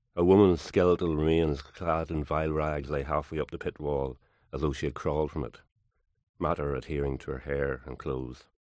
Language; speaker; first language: English; native; English